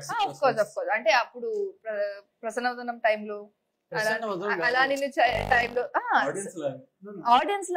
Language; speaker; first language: Telugu; non-native, local second language; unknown